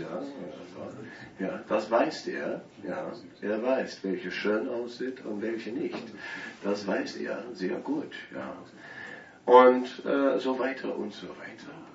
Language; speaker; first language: German; non-native, fluent; Dutch